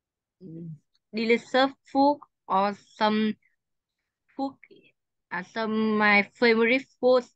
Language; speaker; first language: English; non-native, learner; Vietnamese